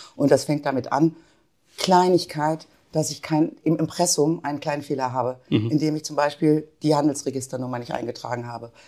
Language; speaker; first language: German; native; German